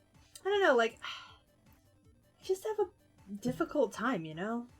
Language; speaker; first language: English; native; English